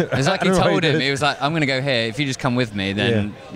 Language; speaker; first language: English; native; English